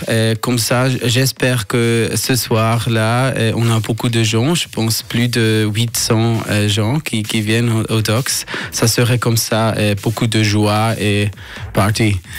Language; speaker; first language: French; non-native, local second language; German